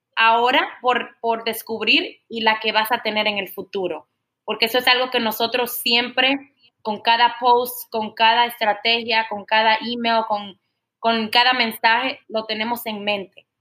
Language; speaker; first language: Spanish; native; Spanish